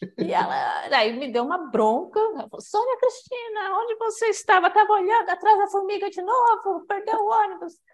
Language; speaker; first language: Portuguese; early bilingual, other home language; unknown